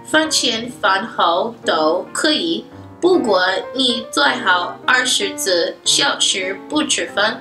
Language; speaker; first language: Chinese; non-native, learner; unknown